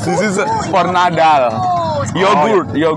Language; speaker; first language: English; non-native, learner; Indonesian